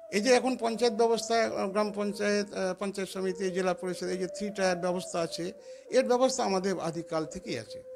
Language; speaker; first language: Bangla; non-native, local second language; Santali